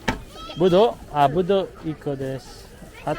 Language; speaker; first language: Japanese; non-native, learner; Filipino